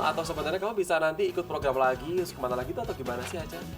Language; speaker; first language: Indonesian; native; Indonesian